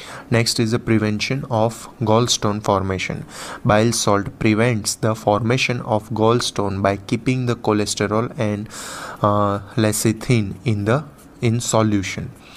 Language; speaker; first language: English; non-native, local second language; Gujarati